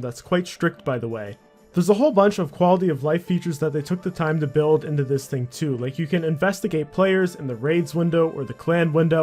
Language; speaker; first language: English; native; English